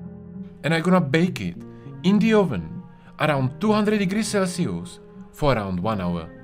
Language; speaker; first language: English; non-native, fluent; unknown